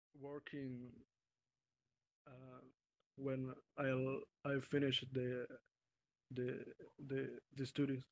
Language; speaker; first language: English; non-native, learner; Spanish